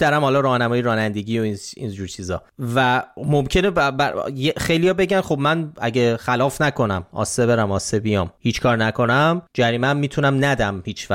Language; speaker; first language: Persian; native; Persian